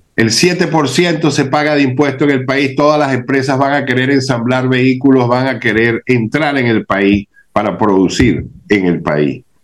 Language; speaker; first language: Spanish; native; Spanish